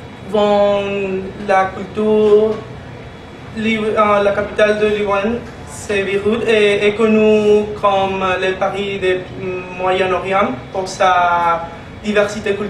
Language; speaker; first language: French; non-native, learner; Spanish